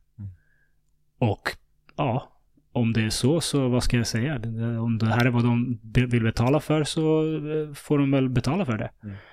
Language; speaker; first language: Swedish; early bilingual, other home language; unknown